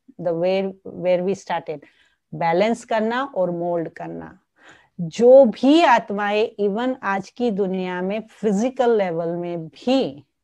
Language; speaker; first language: Hindi; non-native, local second language; Gujarati